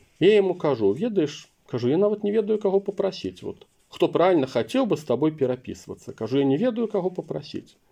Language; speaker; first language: Belarusian; non-native, local second language; Russian